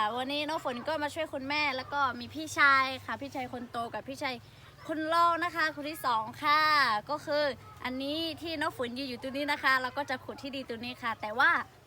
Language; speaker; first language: Thai; non-native, local second language; Lahu